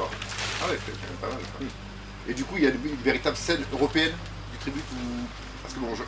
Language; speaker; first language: French; native; French